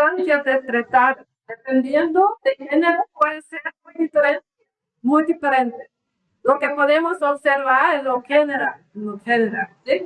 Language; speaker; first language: Spanish; non-native, learner; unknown